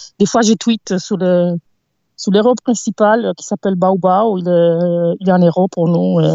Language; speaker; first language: French; non-native, fluent; Italian